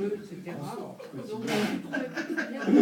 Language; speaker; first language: French; native; French